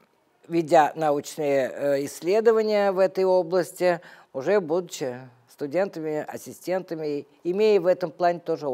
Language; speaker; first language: Russian; native; Russian